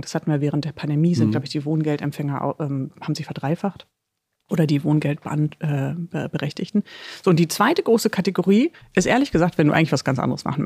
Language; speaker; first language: German; native; German